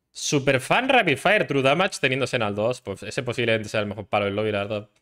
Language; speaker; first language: Spanish; native; Spanish